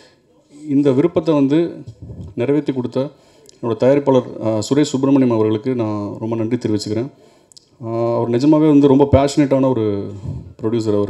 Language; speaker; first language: Tamil; native; Tamil